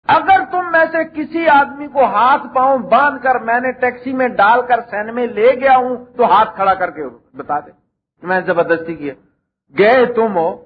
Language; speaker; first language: Urdu; non-native, local second language; Punjabi